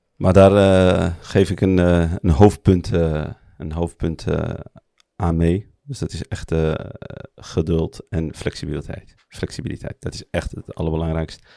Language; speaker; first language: Dutch; early bilingual, other home language; Arabic